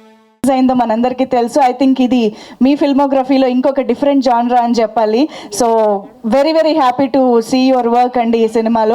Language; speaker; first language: Telugu; native; Telugu